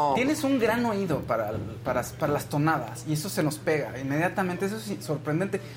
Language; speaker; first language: Spanish; native; Spanish